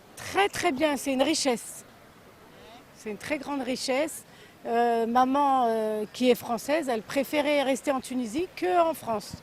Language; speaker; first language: French; native; French